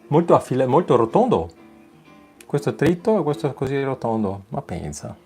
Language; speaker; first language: Italian; non-native, fluent; German